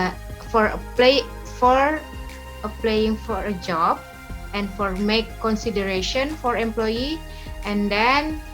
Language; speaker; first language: English; non-native, learner; Indonesian